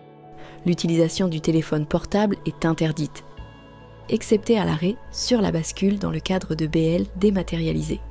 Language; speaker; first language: French; native; French